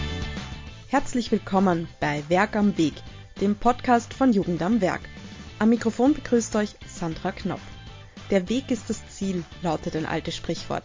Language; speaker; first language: German; native; German